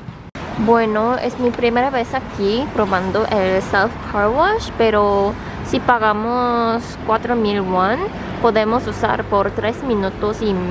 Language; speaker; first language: Spanish; non-native, learner; Korean